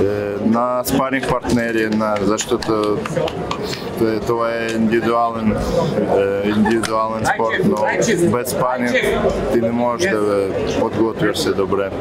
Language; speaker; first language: Bulgarian; non-native, learner; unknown